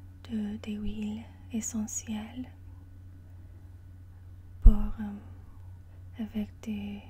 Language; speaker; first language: French; non-native, learner; English